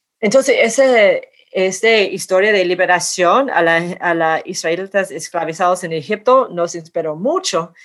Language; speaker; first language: Spanish; non-native, fluent; English